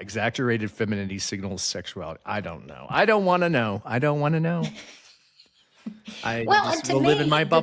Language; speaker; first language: English; native; English